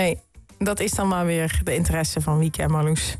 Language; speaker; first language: Dutch; native; Dutch